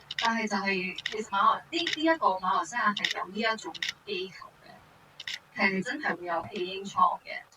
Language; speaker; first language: Cantonese; non-native, local second language; Chinese